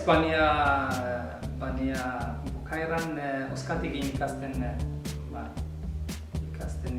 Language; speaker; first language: Basque; non-native, learner; Arabic